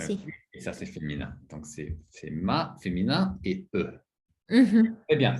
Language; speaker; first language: French; non-native, fluent; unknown